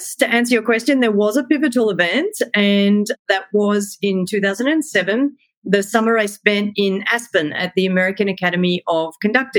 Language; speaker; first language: English; native; English